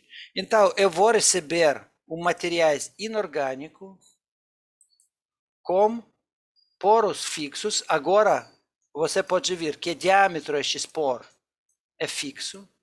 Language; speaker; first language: Portuguese; non-native, fluent; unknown